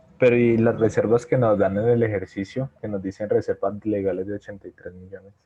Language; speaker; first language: Spanish; native; Spanish